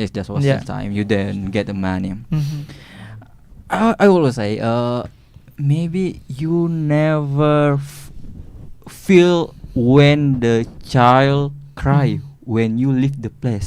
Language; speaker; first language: English; non-native, learner; Indonesian